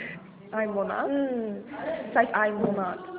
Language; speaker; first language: German; non-native, learner; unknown